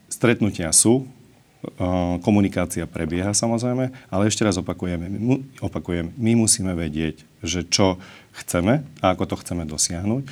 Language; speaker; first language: Slovak; non-native, local second language; Hungarian